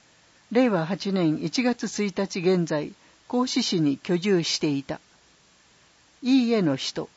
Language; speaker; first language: Japanese; native; Japanese